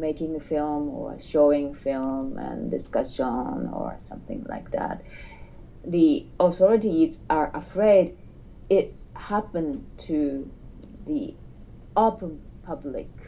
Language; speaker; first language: English; non-native, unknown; Japanese